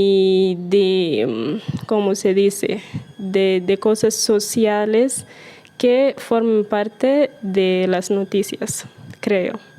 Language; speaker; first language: Spanish; non-native, learner; Arabic